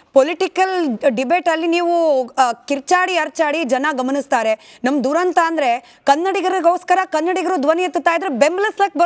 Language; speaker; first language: Kannada; native; Kannada